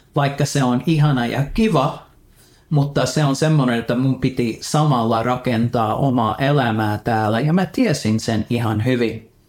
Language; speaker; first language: Finnish; early bilingual, heritage; Finnish